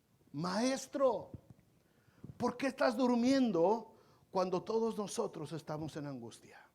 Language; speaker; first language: Spanish; native; Spanish